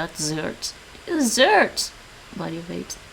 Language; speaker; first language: Dutch; non-native, learner; English